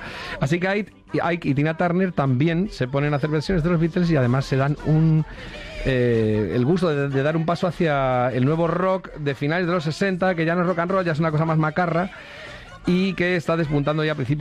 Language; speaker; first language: Spanish; native; Spanish